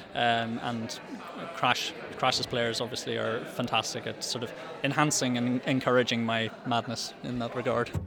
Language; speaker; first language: English; native; English